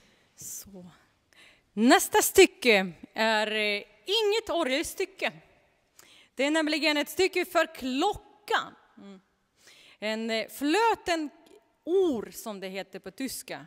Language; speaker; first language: Swedish; non-native, fluent; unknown